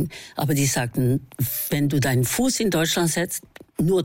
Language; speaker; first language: German; non-native, fluent; Norwegian